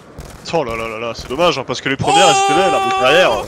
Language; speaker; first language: French; native; French